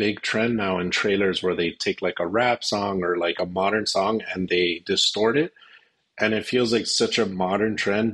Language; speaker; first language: English; native; English